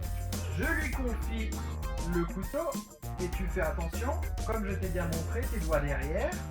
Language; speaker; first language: French; native; French